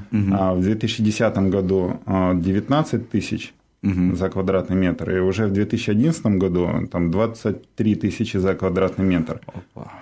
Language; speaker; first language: Russian; native; Russian